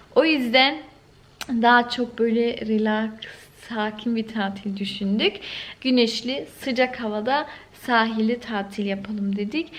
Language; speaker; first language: Turkish; early bilingual, heritage; Turkish